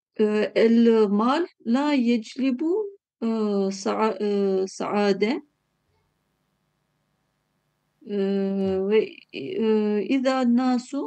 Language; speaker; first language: Arabic; non-native, learner; Turkish